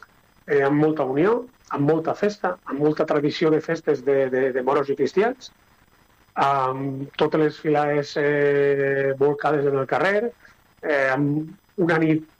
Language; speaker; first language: Catalan; native; Catalan